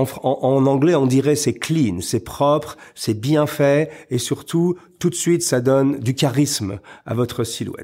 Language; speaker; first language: French; native; French